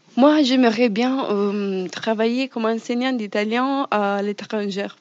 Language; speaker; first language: French; non-native, fluent; Italian